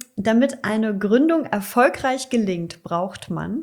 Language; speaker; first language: German; native; German